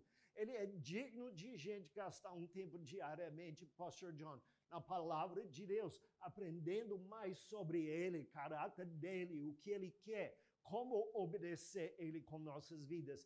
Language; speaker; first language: Portuguese; non-native, fluent; English